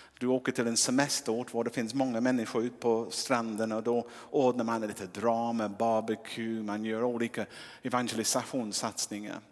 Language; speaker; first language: Swedish; non-native, fluent; English